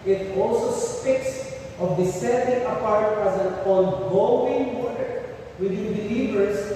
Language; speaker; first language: English; non-native, local second language; Filipino